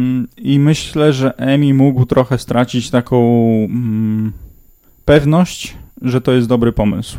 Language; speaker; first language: Polish; native; Polish